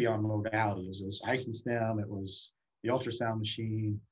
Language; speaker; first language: English; native; English